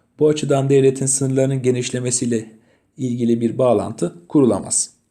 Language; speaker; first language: Turkish; native; Turkish